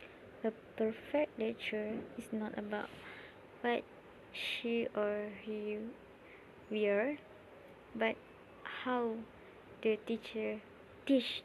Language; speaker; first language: English; non-native, learner; Malay